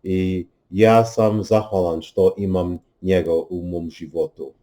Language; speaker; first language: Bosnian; non-native, learner; English